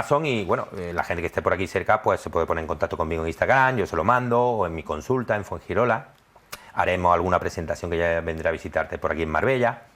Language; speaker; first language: Spanish; native; Spanish